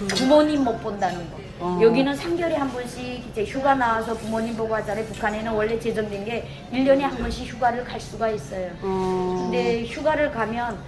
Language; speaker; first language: Korean; native; Korean